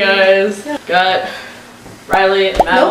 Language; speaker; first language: English; native; English